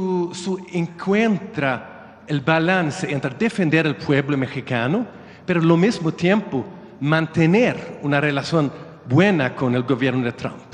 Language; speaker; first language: Spanish; non-native, learner; Swedish